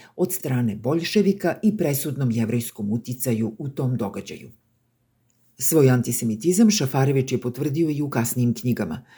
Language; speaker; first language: Serbian; native; Serbian